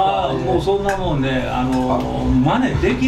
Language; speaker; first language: Japanese; native; Japanese